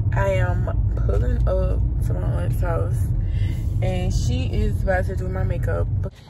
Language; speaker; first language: English; native; English